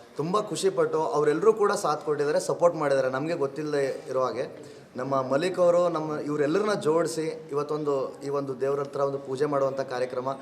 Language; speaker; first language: Kannada; native; Kannada